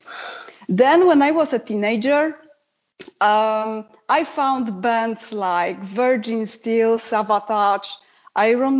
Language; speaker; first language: English; non-native, fluent; Polish